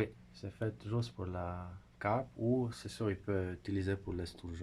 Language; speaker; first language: French; non-native, fluent; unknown